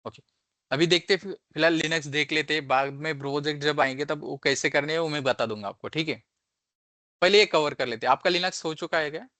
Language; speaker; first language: Hindi; non-native, local second language; Marathi